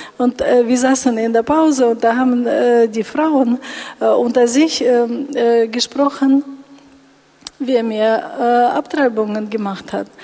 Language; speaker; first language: German; non-native, fluent; Russian